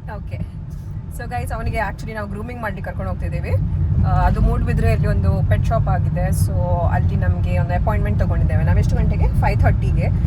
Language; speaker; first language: Kannada; non-native, local second language; Konkani